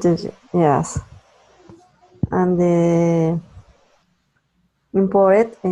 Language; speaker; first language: English; non-native, learner; Spanish